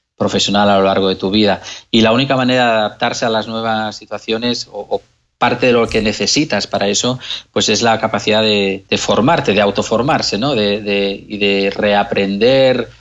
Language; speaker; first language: Spanish; non-native, local second language; Catalan